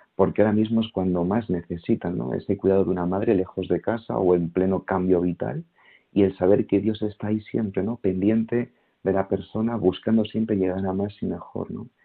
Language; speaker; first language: Spanish; native; Spanish